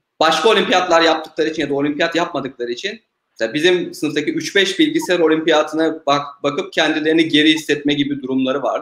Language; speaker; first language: Turkish; native; Turkish